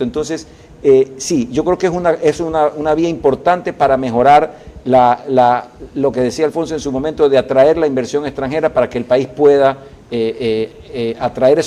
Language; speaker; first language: Spanish; native; Spanish